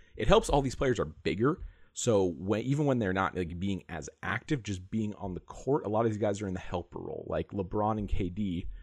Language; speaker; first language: English; native; English